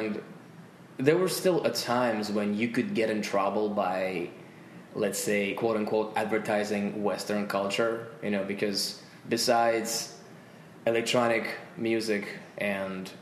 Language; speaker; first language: English; non-native, fluent; Russian